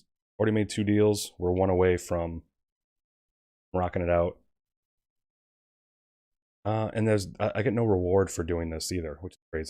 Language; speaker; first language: English; native; English